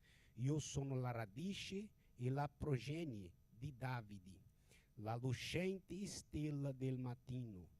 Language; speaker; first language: Italian; non-native, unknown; Portuguese